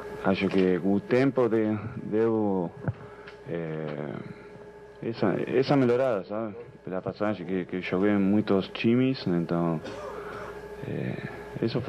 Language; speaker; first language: Portuguese; non-native, fluent; Spanish